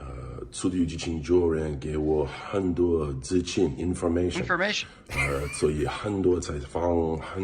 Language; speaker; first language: Chinese; non-native, learner; English